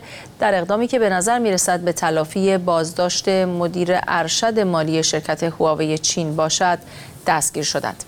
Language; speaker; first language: Persian; native; Persian